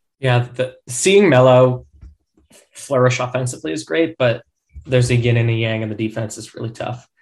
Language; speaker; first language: English; native; English